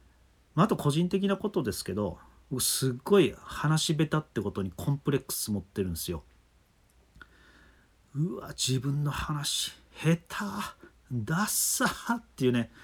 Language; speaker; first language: Japanese; native; Japanese